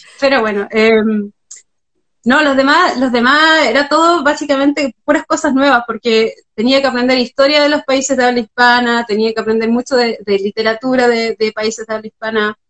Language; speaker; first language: Spanish; native; Spanish